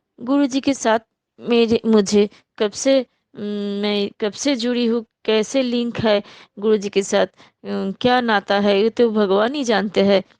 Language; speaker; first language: Hindi; non-native, local second language; Bangla